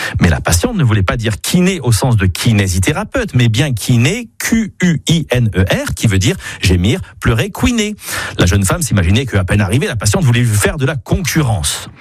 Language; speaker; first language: French; native; French